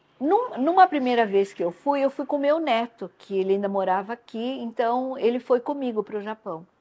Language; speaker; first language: Portuguese; non-native, local second language; Japanese